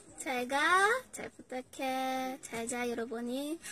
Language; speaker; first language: Korean; non-native, learner; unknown